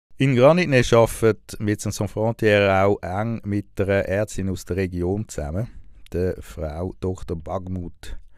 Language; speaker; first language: German; native; German